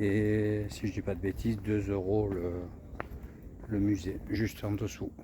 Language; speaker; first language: French; native; French